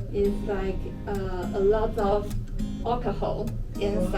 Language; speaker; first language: English; non-native, learner; Chinese